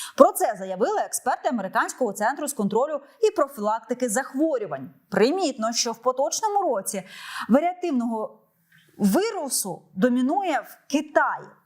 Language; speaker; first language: Ukrainian; native; Ukrainian